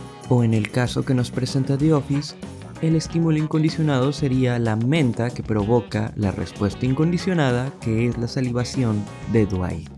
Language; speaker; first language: Spanish; native; Spanish